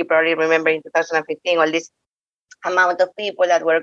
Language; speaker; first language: English; non-native, fluent; Spanish